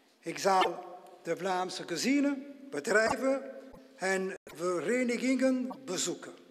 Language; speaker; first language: Dutch; non-native, local second language; French